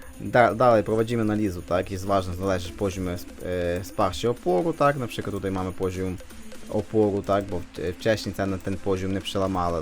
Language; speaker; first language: Polish; non-native, fluent; Ukrainian